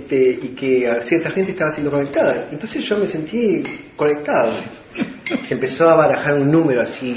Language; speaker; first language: Spanish; native; Spanish